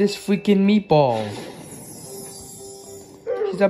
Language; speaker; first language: English; native; English